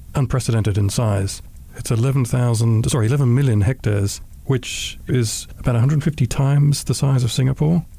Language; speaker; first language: English; native; English